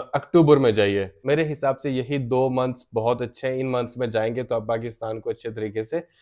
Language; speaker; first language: Hindi; native; Hindi